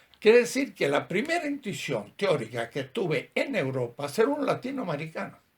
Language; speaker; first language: Spanish; native; Spanish